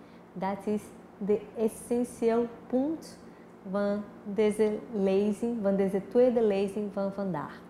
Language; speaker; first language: Dutch; non-native, fluent; Portuguese